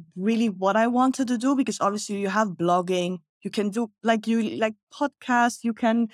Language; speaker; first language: English; non-native, fluent; Dutch